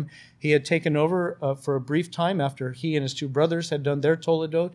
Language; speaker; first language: English; native; English